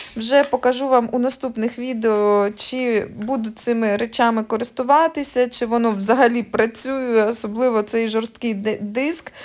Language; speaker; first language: Ukrainian; native; Ukrainian